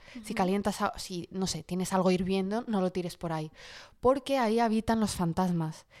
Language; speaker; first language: Spanish; early bilingual, other home language; Arabic